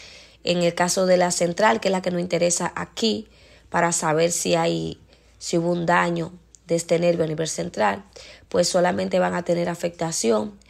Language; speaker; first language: Spanish; native; Spanish